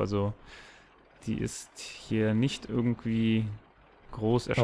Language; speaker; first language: German; native; German